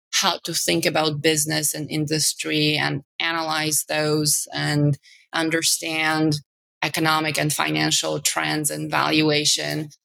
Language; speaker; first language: English; non-native, fluent; Bulgarian